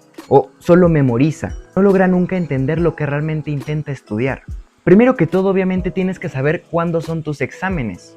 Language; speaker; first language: Spanish; native; Spanish